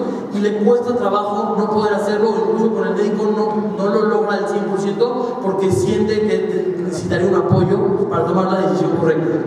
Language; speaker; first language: Spanish; native; Spanish